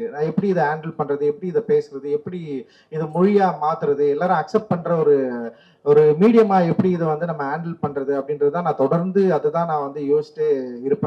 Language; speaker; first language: Tamil; native; Tamil